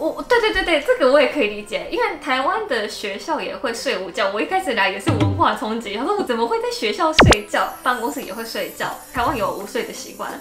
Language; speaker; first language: Chinese; non-native, fluent; Japanese